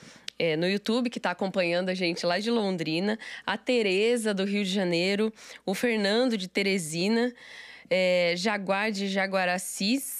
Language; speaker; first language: Portuguese; native; Portuguese